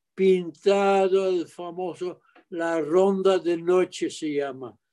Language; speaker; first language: Spanish; non-native, fluent; Dutch